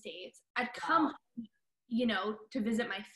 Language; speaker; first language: English; native; English